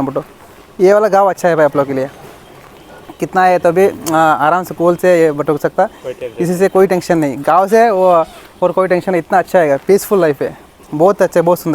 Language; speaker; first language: Hindi; non-native, local second language; Kannada